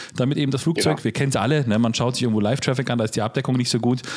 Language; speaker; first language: German; native; German